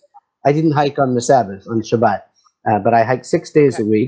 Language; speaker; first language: English; native; English